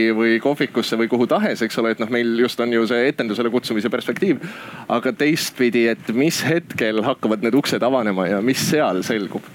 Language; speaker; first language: Estonian; native; Estonian